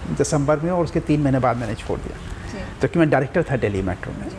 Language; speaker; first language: Hindi; native; Hindi